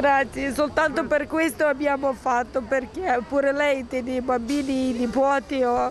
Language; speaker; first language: Italian; non-native, learner; Ukrainian